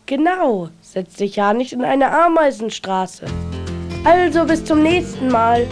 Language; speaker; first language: German; native; German